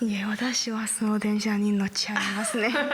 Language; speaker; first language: Japanese; non-native, learner; Chinese